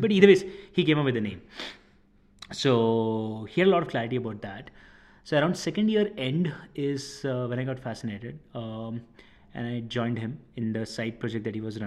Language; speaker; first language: English; non-native, local second language; Hindi